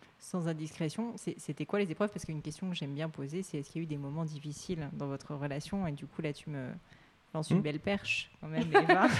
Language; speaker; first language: French; native; French